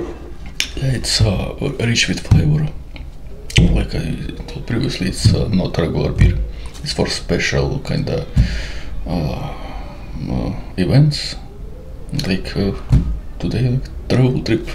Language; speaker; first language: English; non-native, learner; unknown